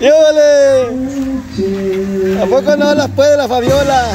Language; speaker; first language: Spanish; native; Spanish